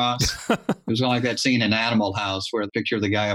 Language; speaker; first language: English; native; English